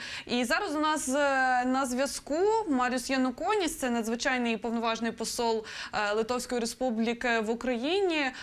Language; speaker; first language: Ukrainian; native; Ukrainian